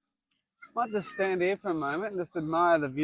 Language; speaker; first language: English; native; English